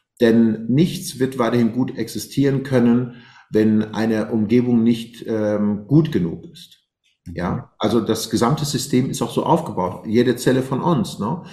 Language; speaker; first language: German; non-native, fluent; Persian